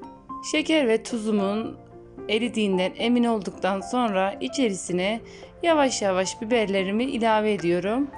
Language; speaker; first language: Turkish; native; Turkish